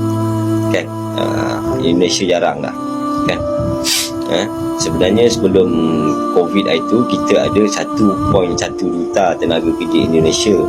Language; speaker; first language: Malay; native; Malay